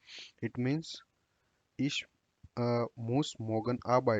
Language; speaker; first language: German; non-native, fluent; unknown